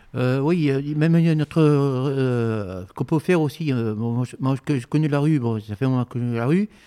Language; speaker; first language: French; native; French